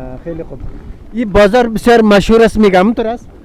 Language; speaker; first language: Persian; non-native, local second language; Uzbek